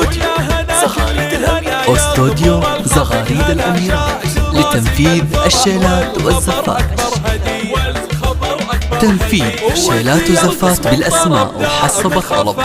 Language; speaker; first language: Arabic; native; Arabic